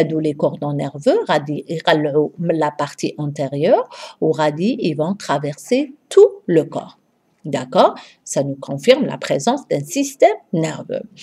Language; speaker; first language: French; non-native, local second language; Arabic